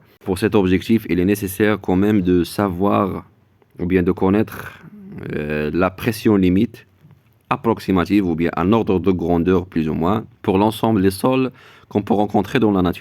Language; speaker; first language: French; non-native, local second language; Arabic